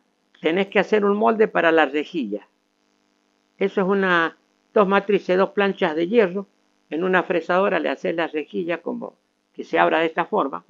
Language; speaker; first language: Spanish; native; Spanish